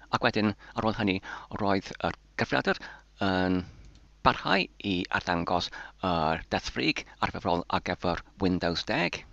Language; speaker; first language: Welsh; non-native, local second language; English